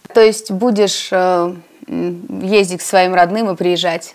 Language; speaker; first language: Russian; native; Russian